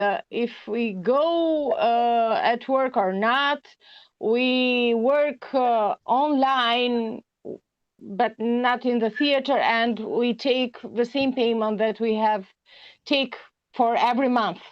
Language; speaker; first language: English; non-native, learner; Albanian